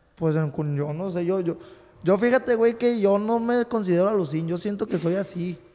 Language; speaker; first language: Spanish; native; Spanish